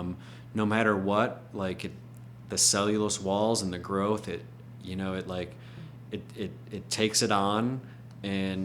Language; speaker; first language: English; native; English